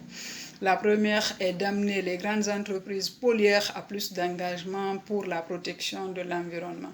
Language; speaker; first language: French; non-native, local second language; Fula